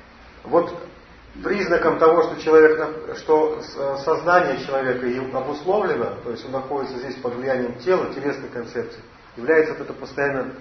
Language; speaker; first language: Russian; native; Russian